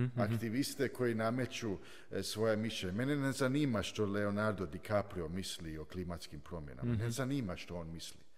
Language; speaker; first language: Croatian; early bilingual, heritage; Croatian